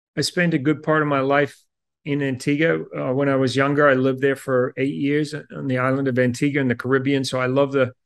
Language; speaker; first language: English; native; English